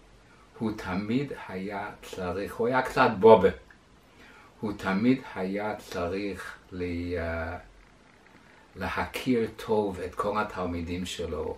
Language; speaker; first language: Hebrew; non-native, fluent; English